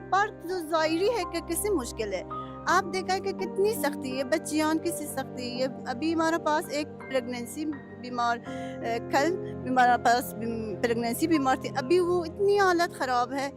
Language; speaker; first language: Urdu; non-native, learner; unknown